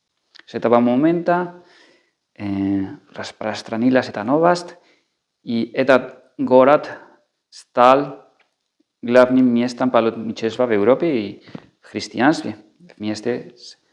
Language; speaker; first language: Russian; non-native, fluent; Spanish